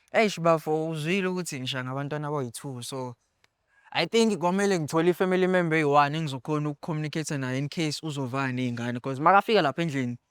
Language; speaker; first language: Zulu; native; Zulu